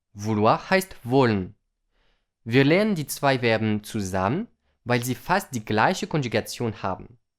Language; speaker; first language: German; non-native, fluent; French